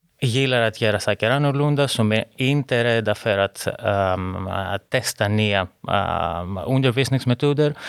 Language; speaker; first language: Swedish; non-native, fluent; Greek